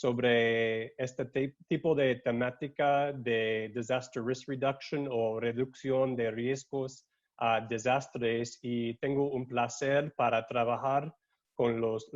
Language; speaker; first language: Spanish; non-native, learner; English